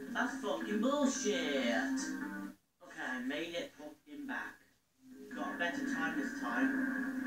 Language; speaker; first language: English; native; English